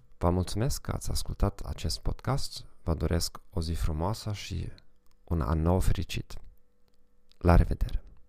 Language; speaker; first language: Romanian; non-native, fluent; German